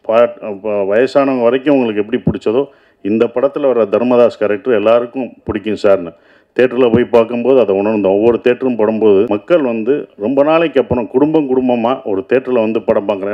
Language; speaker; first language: Tamil; native; Tamil